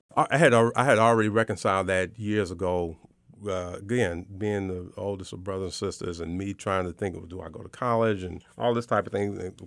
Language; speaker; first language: English; native; English